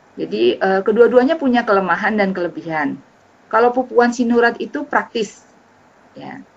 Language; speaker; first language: Indonesian; native; Indonesian